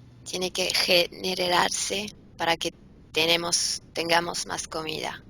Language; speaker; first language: Spanish; non-native, fluent; French